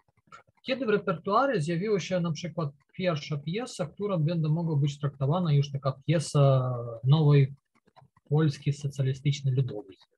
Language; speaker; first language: Polish; non-native, learner; Ukrainian